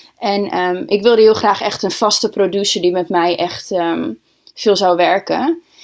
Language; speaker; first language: Dutch; early bilingual, other home language; Russian